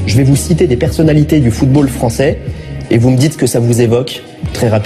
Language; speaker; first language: French; native; French